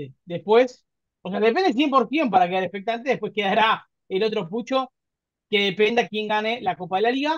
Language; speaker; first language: Spanish; native; Spanish